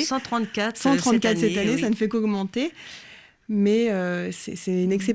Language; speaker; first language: French; native; French